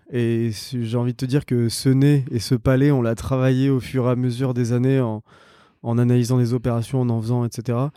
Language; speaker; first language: French; native; French